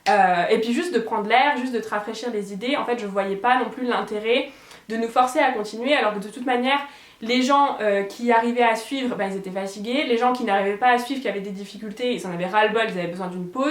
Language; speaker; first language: French; native; French